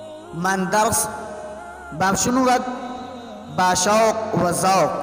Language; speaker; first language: Persian; non-native, learner; Urdu